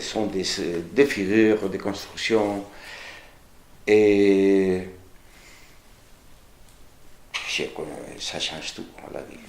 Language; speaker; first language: French; non-native, fluent; Spanish